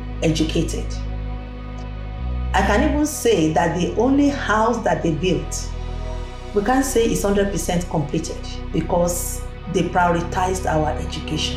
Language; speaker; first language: English; non-native, local second language; Yoruba